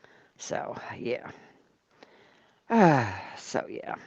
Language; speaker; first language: English; native; English